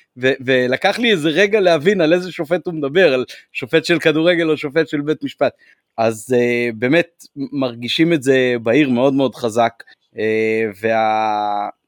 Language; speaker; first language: Hebrew; native; Hebrew